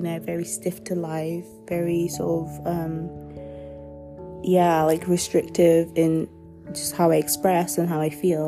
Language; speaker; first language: English; non-native, local second language; Yoruba